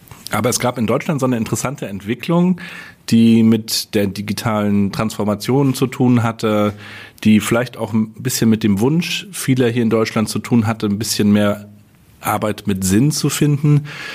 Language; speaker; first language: German; native; German